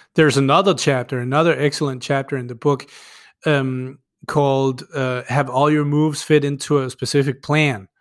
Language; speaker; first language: English; non-native, fluent; Danish